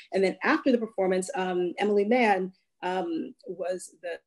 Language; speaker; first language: English; native; English